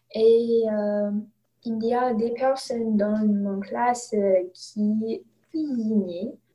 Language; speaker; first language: French; non-native, learner; English